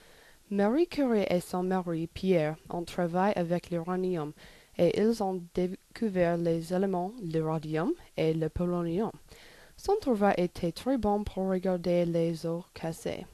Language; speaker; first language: French; non-native, learner; English